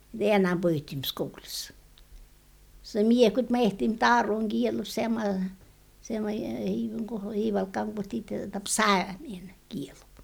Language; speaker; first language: Swedish; non-native, local second language; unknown